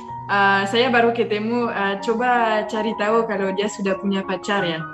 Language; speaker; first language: Indonesian; non-native, fluent; French